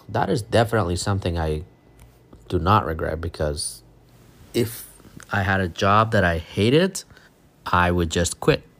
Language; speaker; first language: English; non-native, fluent; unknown